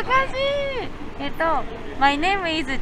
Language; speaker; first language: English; non-native, learner; Japanese